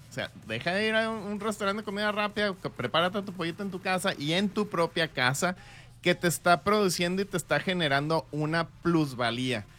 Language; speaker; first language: Spanish; native; Spanish